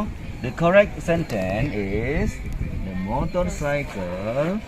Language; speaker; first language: English; non-native, learner; Indonesian